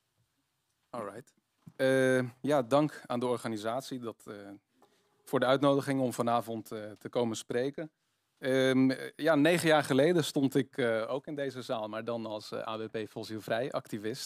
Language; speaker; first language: Dutch; native; Dutch